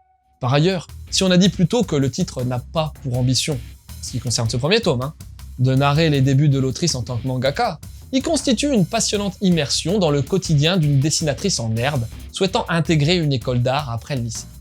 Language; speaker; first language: French; native; French